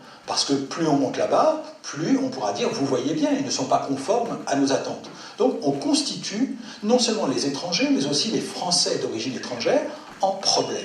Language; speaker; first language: French; native; French